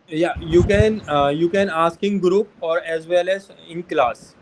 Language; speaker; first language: English; non-native, local second language; Hindi